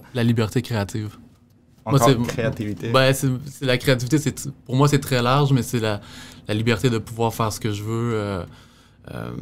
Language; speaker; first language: French; native; French